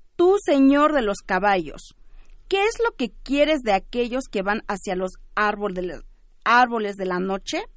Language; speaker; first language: Spanish; early bilingual, other home language; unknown